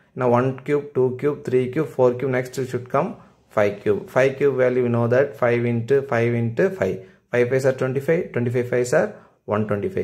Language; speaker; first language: English; non-native, local second language; Tamil